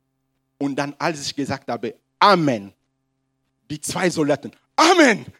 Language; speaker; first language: German; non-native, fluent; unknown